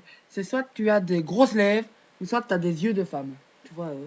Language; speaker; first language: French; native; French